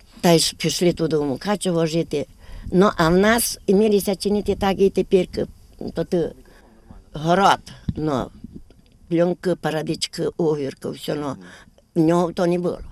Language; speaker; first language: Ukrainian; native; Ukrainian